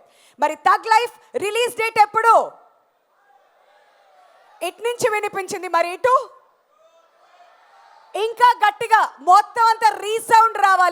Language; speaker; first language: Telugu; native; Telugu